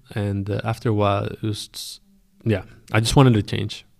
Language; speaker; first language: English; non-native, fluent; Spanish